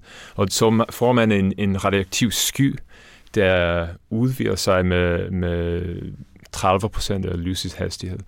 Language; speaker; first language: Danish; non-native, fluent; English